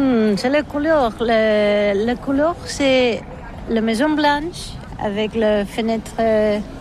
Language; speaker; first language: French; non-native, learner; Catalan